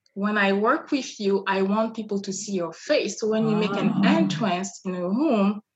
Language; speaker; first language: English; non-native, fluent; French